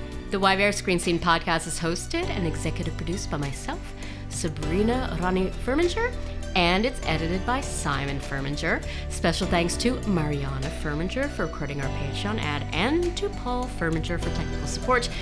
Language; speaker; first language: English; native; English